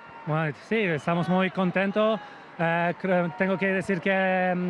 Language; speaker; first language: Spanish; non-native, fluent; Polish